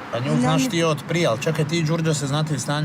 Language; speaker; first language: Croatian; native; Croatian